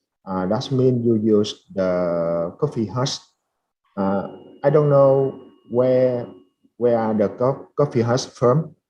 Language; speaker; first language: English; non-native, fluent; Vietnamese